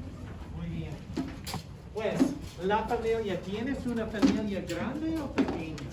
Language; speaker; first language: Spanish; non-native, fluent; English